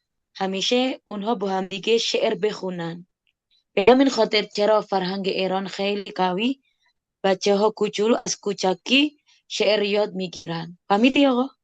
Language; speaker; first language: Persian; non-native, fluent; Indonesian